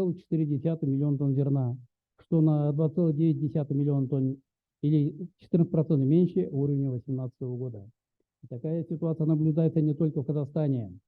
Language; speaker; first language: Russian; native; Russian